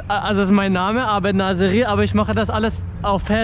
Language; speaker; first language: German; non-native, learner; Persian